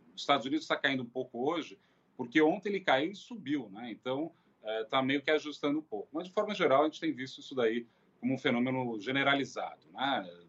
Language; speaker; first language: Portuguese; native; Portuguese